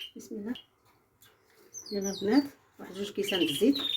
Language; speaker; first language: Arabic; native; Arabic